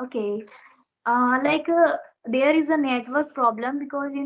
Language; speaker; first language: English; non-native, learner; Odia